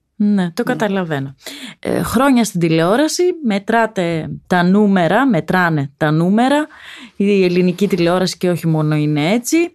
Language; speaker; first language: Greek; native; Greek